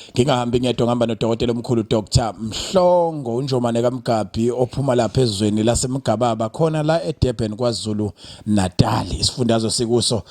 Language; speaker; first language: Zulu; native; Zulu